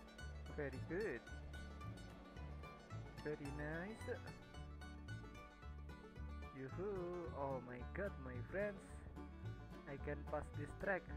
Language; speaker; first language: English; non-native, learner; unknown